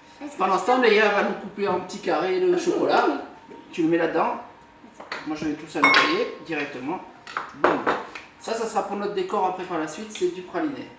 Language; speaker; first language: French; native; French